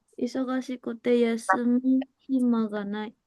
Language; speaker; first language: Japanese; non-native, learner; Indonesian